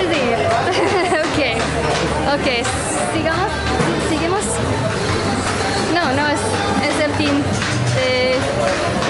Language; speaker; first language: Spanish; non-native, learner; English